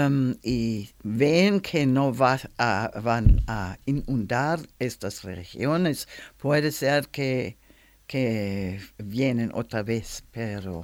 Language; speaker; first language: Spanish; non-native, learner; German